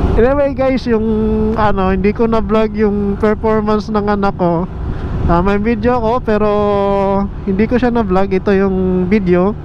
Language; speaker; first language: Filipino; native; Filipino